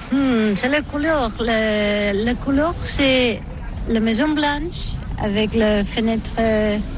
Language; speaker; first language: French; non-native, learner; Catalan